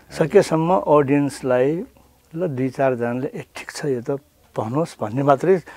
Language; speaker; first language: Nepali; non-native, local second language; Newari